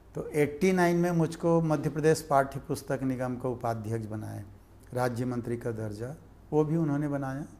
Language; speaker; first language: Hindi; native; Hindi